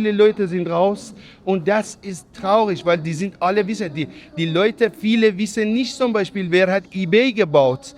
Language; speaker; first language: German; non-native, learner; Persian